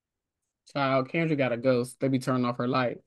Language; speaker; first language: English; native; English